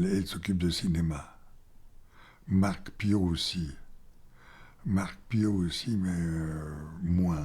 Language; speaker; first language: French; non-native, fluent; Bulgarian